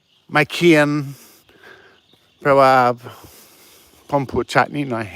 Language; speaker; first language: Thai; non-native, learner; English